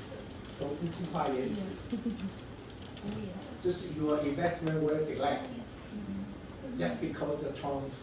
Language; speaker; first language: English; non-native, learner; Chinese